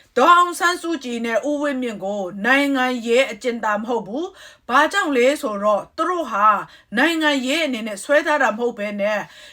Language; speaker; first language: Burmese; non-native, local second language; Kachin